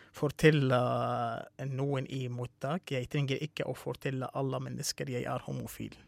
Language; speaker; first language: Norwegian; non-native, fluent; Arabic